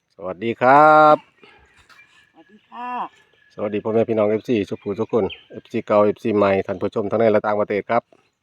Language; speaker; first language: Thai; native; Thai